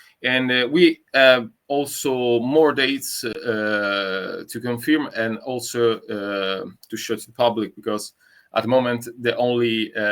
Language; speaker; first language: English; non-native, learner; Italian